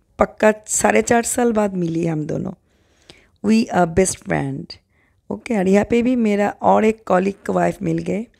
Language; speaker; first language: Hindi; non-native, local second language; Bangla